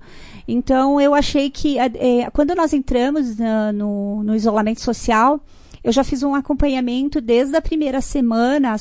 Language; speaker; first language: Portuguese; native; Portuguese